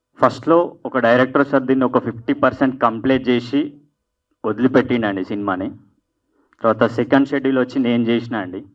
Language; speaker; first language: Telugu; native; Telugu